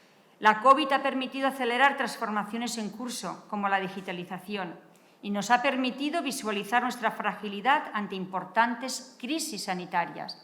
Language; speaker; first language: Spanish; native; Spanish